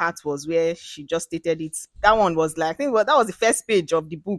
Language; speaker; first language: English; non-native, local second language; Ibibio